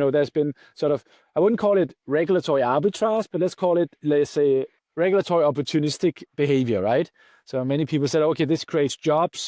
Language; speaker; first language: English; non-native, fluent; Danish